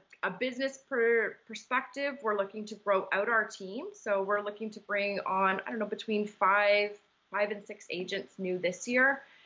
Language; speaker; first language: English; native; English